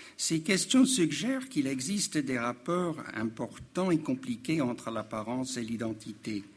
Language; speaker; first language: French; non-native, fluent; English